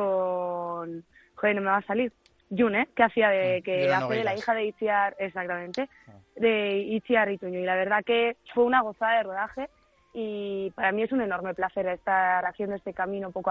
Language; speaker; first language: Spanish; native; Spanish